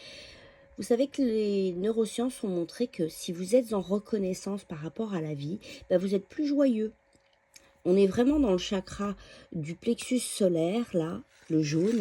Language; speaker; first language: French; native; French